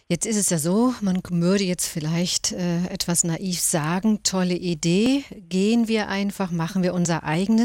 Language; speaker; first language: German; native; German